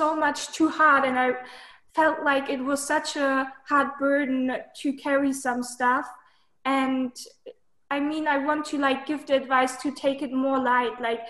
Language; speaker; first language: English; non-native, fluent; German